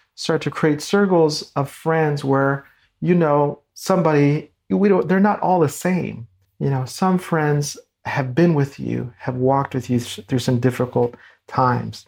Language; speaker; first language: English; native; English